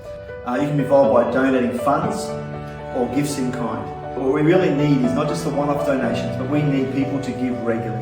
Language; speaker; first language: English; native; English